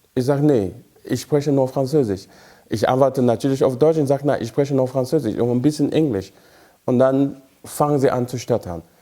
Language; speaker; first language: German; non-native, fluent; French